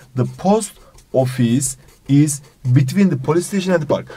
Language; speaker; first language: English; non-native, fluent; Turkish